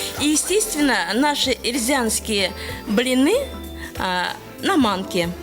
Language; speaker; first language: Russian; non-native, local second language; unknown